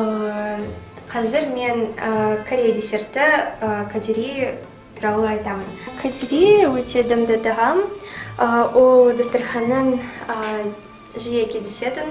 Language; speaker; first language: Kazakh; non-native, local second language; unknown